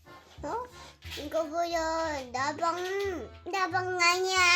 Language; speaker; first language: Korean; early bilingual, heritage; Korean